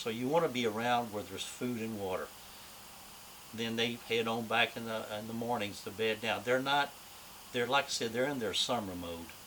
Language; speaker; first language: English; native; English